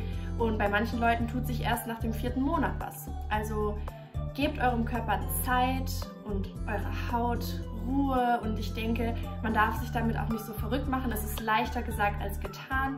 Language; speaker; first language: German; native; German